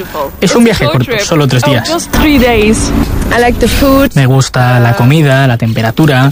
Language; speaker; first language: Spanish; non-native, learner; German